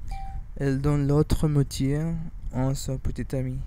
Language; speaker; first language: French; non-native, learner; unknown